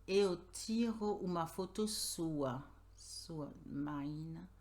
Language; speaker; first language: Portuguese; non-native, learner; French